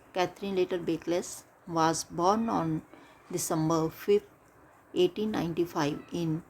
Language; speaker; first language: English; non-native, local second language; Punjabi